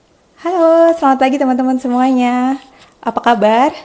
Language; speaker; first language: Indonesian; native; Indonesian